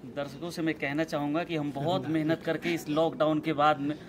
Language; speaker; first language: Hindi; non-native, local second language; Bhojpuri